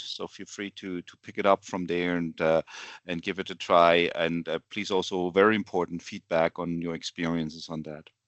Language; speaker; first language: English; non-native, fluent; German